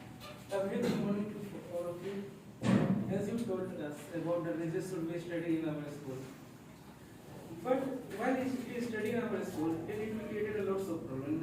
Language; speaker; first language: English; non-native, learner; Hindi